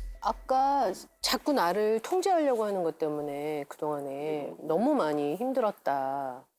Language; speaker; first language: Korean; native; Korean